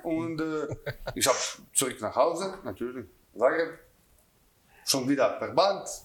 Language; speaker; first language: German; non-native, learner; Croatian